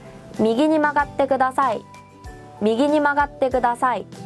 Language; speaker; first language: Japanese; non-native, fluent; Korean